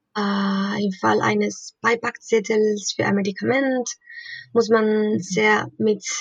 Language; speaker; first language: German; non-native, fluent; Spanish